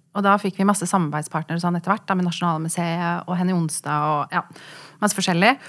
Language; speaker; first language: Norwegian; early bilingual, other home language; Kurdish